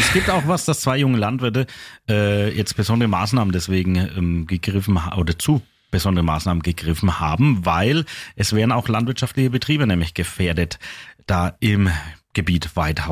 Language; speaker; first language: German; native; German